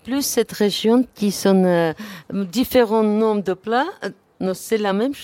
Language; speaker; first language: French; non-native, learner; Armenian